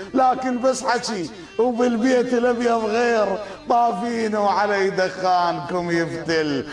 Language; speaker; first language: Arabic; native; Arabic